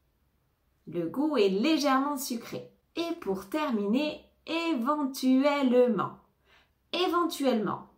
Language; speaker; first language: French; native; French